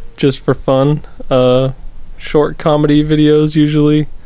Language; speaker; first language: English; native; English